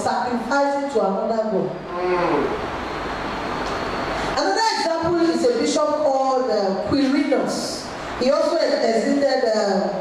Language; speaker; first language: English; non-native, local second language; Yoruba